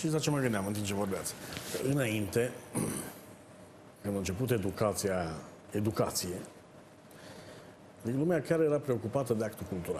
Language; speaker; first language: Romanian; native; Romanian